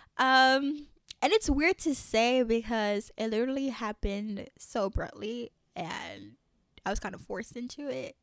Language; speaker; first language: English; early bilingual, other home language; Haitian Creole